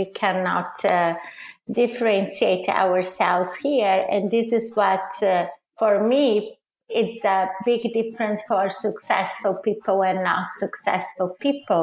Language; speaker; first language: English; non-native, fluent; Portuguese